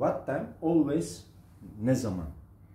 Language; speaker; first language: English; non-native, fluent; Turkish